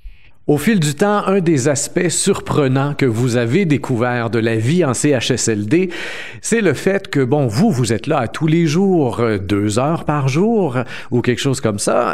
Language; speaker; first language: French; native; French